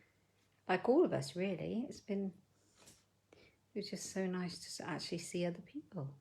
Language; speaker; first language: English; native; English